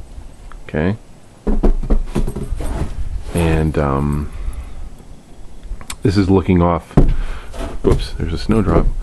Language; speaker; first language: English; native; English